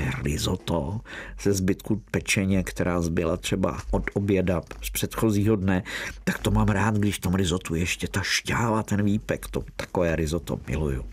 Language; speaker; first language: Czech; native; Czech